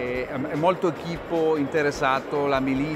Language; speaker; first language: Italian; non-native, learner; Spanish